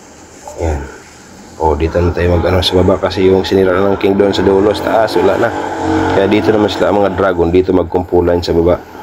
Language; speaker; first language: Filipino; native; Filipino